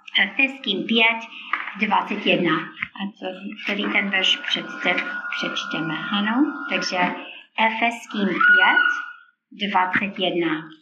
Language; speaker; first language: Czech; non-native, fluent; English